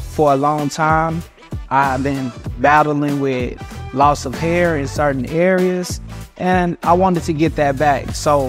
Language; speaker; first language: English; native; English